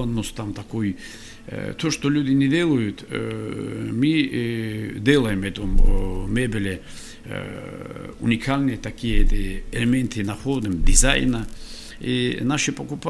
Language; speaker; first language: Russian; non-native, local second language; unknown